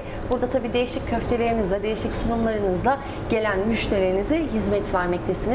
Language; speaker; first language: Turkish; native; Turkish